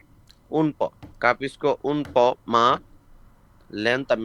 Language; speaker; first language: Italian; non-native, learner; Bangla